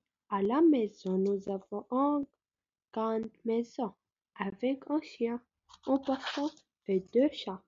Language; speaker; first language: French; non-native, learner; Arabic